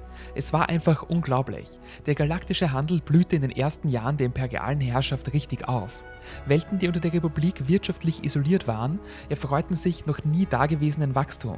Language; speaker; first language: German; native; German